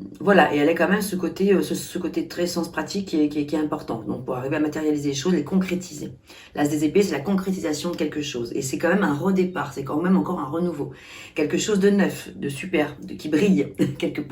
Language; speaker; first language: French; native; French